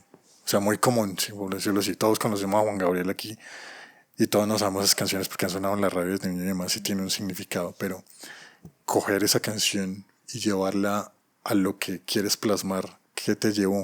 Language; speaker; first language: Spanish; native; Spanish